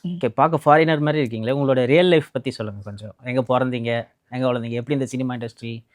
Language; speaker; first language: Tamil; native; Tamil